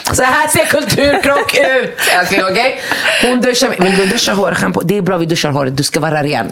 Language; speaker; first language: Swedish; early bilingual, other home language; Arabic